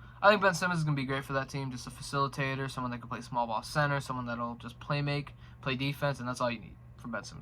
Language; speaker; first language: English; native; English